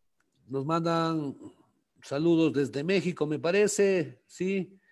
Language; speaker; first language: Spanish; native; Spanish